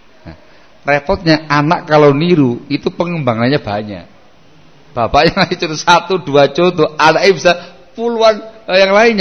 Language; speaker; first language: Indonesian; non-native, local second language; Javanese